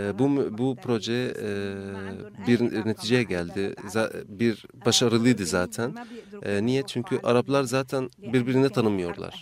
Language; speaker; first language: Turkish; non-native, fluent; Arabic